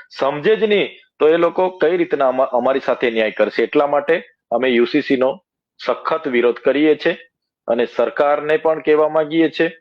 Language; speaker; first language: Gujarati; non-native, local second language; Bhili